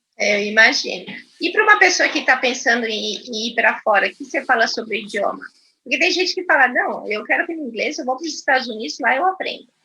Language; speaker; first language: Portuguese; non-native, fluent; Spanish